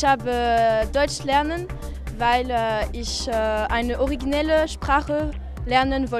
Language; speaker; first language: German; non-native, learner; French